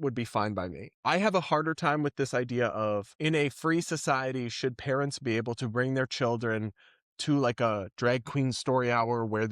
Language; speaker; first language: English; native; English